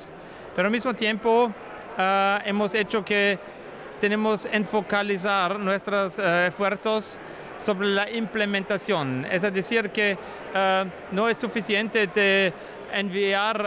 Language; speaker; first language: Spanish; non-native, fluent; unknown